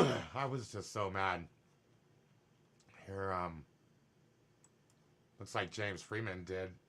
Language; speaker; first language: English; native; English